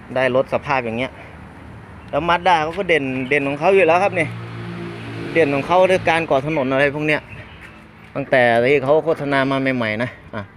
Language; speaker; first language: Thai; non-native, local second language; Northeastern Thai